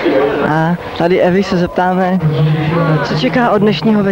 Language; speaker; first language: Czech; native; Czech